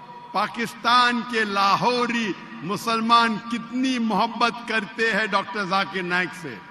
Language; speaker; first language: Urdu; non-native, local second language; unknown